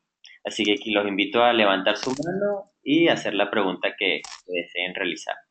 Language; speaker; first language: Spanish; native; Spanish